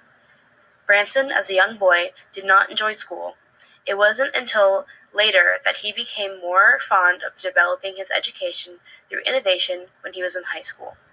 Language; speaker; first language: English; native; English